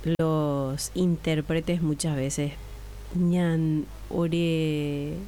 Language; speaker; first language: Spanish; non-native, local second language; Guarani